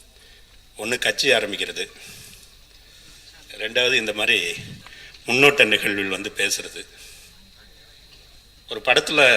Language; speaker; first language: Tamil; native; Tamil